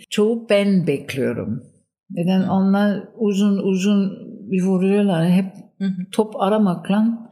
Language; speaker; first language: Turkish; non-native, fluent; German